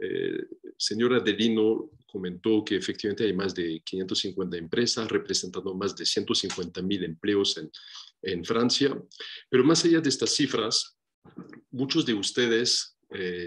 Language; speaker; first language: Spanish; non-native, fluent; French